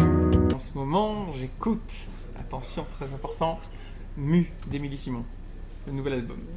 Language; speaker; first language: French; native; French